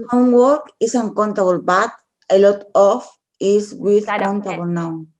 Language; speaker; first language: English; non-native, learner; Spanish